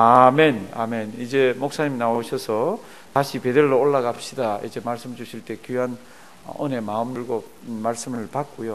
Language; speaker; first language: Korean; native; Korean